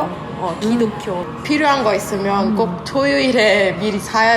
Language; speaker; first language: Korean; non-native, learner; German